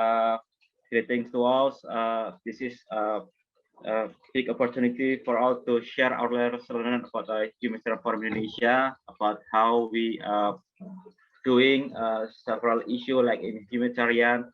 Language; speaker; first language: English; non-native, fluent; Indonesian